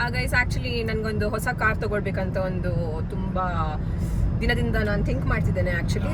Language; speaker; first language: Kannada; non-native, local second language; Konkani